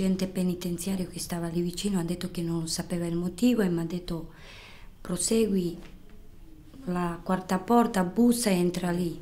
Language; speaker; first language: Italian; non-native, fluent; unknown